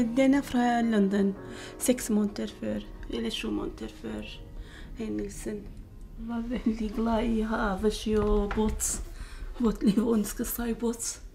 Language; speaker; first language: Norwegian; non-native, learner; Kurdish